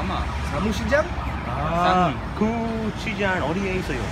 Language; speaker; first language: Korean; non-native, learner; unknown